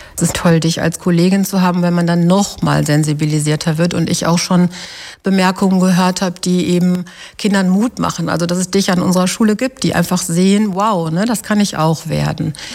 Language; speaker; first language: German; native; German